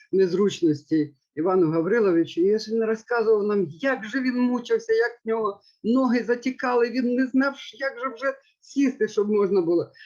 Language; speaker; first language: Ukrainian; native; Ukrainian